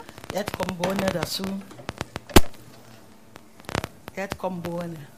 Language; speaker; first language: German; non-native, learner; Akan